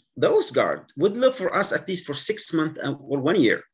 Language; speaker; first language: English; non-native, fluent; Arabic